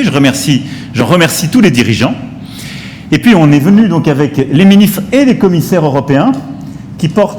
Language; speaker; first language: French; native; French